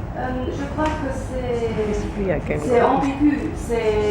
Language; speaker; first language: French; non-native, local second language; German